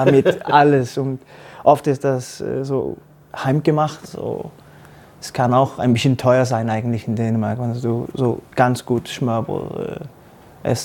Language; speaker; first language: German; non-native, learner; Danish